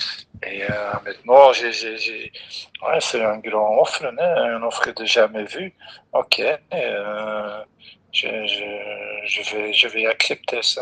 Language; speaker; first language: French; non-native, local second language; Dutch